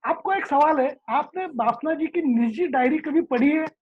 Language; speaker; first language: Hindi; non-native, local second language; Marathi